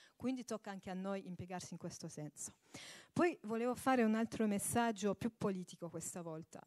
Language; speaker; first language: Italian; early bilingual, heritage; Italian